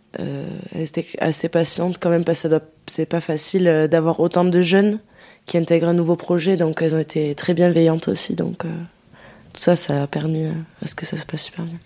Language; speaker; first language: French; early bilingual, other home language; Dutch